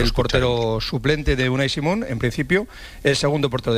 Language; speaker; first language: Spanish; native; Spanish